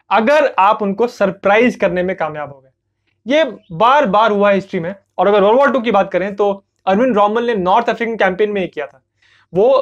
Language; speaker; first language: Hindi; native; Hindi